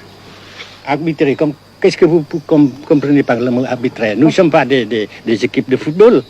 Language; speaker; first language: French; non-native, fluent; Vietnamese